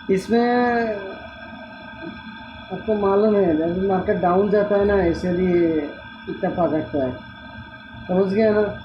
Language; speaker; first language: Hindi; non-native, learner; Bangla